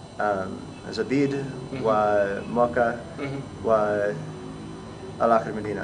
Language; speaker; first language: Arabic; non-native, learner; English